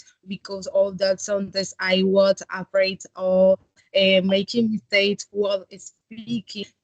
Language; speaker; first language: English; non-native, learner; Spanish